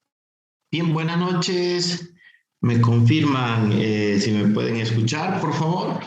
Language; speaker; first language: Spanish; native; Spanish